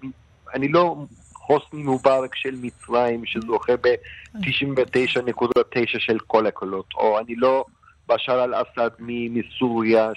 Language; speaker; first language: Hebrew; non-native, fluent; Turkish